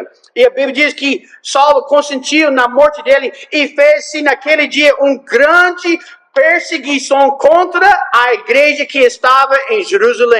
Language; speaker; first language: Portuguese; non-native, fluent; English